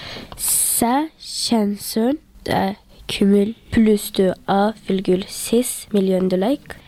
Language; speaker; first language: French; early bilingual, other home language; Turkish